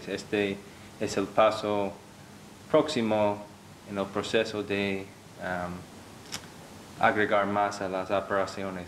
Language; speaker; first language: Spanish; non-native, fluent; English